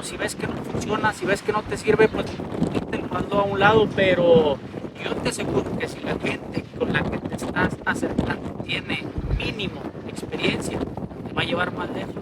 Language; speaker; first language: Spanish; native; Spanish